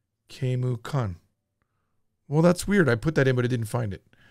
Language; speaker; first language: English; native; English